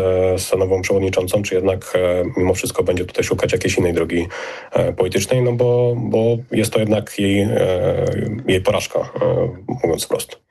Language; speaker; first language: Polish; native; Polish